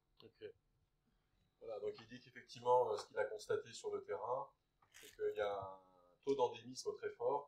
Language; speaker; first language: French; native; French